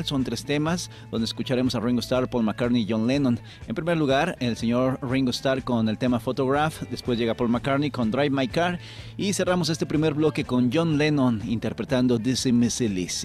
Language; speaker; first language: Spanish; native; Spanish